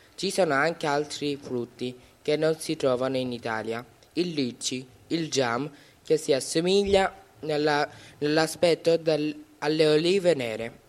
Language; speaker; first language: Italian; non-native, fluent; Bangla